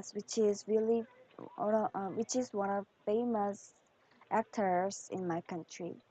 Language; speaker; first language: English; non-native, learner; Korean